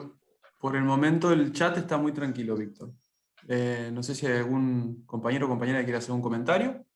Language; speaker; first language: Spanish; native; Spanish